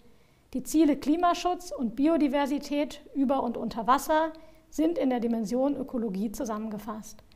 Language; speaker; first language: German; native; German